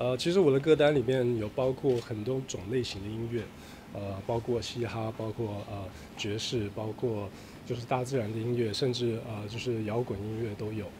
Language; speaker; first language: Chinese; early bilingual, heritage; Chinese